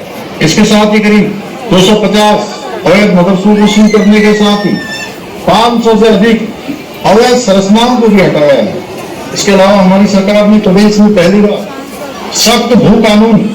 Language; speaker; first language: Hindi; native; Hindi